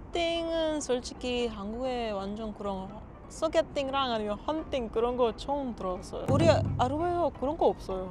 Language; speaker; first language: Korean; non-native, learner; Papiamento